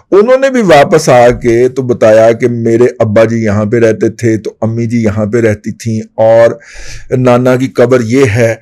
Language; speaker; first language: Urdu; native; Urdu